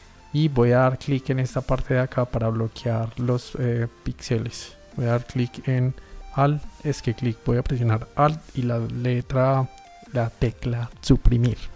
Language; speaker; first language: Spanish; native; Spanish